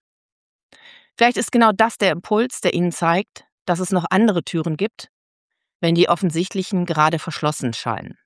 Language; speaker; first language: German; native; German